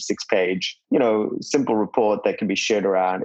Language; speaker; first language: English; non-native, local second language; Hindi